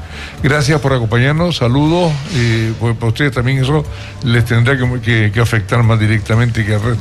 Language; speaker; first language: Spanish; native; Spanish